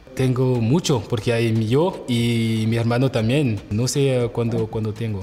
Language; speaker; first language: Spanish; non-native, learner; French